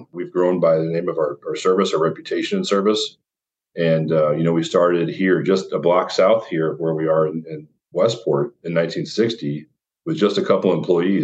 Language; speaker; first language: English; native; English